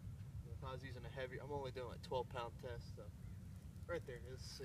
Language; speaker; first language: English; native; English